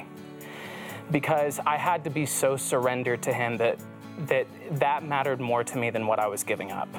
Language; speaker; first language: English; native; English